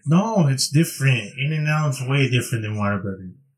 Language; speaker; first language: English; early bilingual, other home language; Spanish